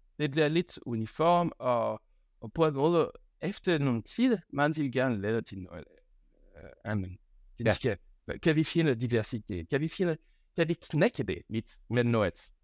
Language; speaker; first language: Danish; non-native, fluent; French